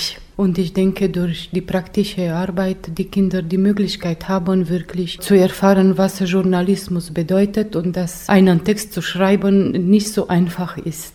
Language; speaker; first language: German; non-native, local second language; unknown